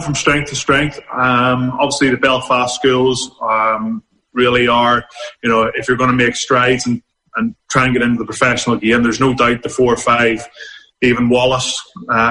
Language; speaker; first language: English; native; English